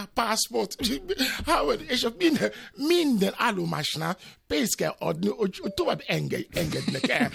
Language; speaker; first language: Hungarian; non-native, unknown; Albanian